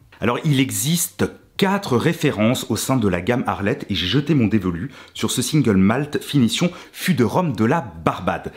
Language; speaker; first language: French; native; French